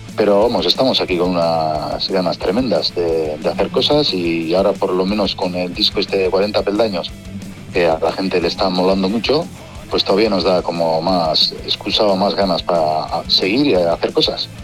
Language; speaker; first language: Spanish; non-native, local second language; Basque